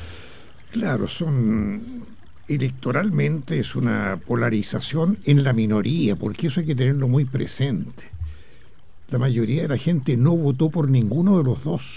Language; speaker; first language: Spanish; native; Spanish